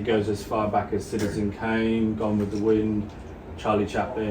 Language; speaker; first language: English; native; English